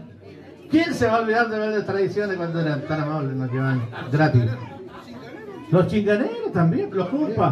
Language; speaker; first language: Spanish; native; Spanish